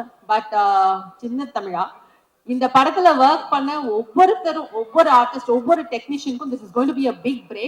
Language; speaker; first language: Tamil; native; Tamil